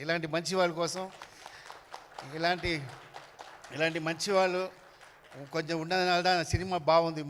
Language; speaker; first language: Telugu; non-native, fluent; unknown